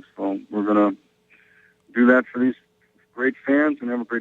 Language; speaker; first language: English; native; English